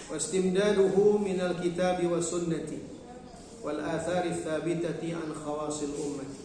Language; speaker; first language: Arabic; non-native, fluent; Indonesian